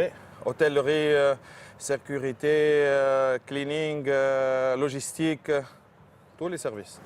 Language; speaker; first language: French; non-native, local second language; Arabic